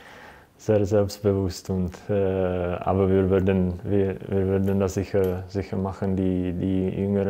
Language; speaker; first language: German; non-native, fluent; Czech